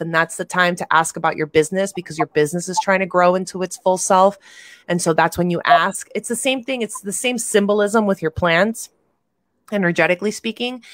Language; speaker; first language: English; native; English